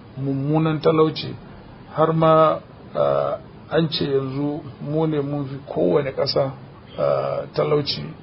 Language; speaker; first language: Hausa; non-native, local second language; Fula